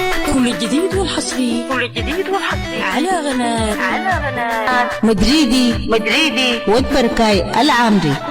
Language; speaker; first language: Arabic; native; Arabic